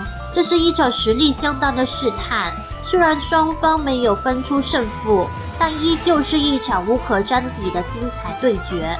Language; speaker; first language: Chinese; native; Chinese